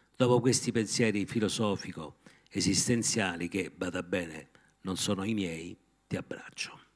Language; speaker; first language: Italian; native; Italian